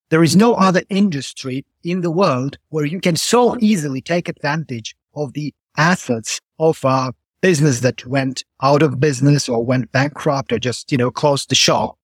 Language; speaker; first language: English; non-native, fluent; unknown